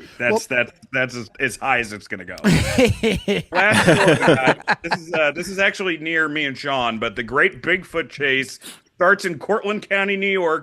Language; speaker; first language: English; native; English